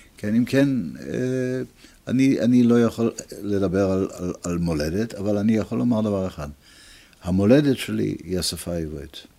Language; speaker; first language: Hebrew; early bilingual, other home language; Italian